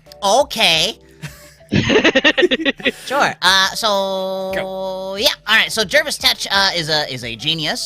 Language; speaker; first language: English; native; English